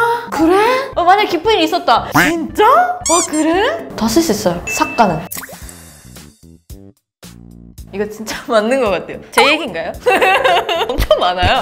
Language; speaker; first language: Korean; non-native, fluent; Japanese